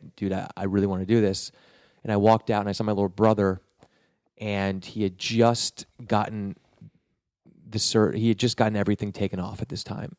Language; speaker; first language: English; native; English